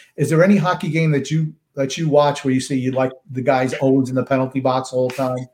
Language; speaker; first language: English; native; English